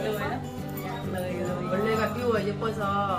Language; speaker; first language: Korean; non-native, learner; Vietnamese